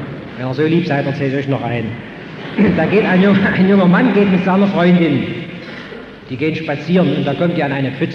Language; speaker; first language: German; native; German